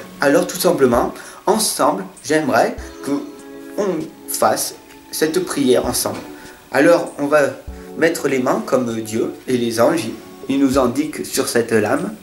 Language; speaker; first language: French; native; French